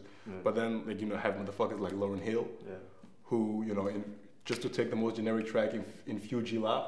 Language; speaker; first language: English; non-native, fluent; Danish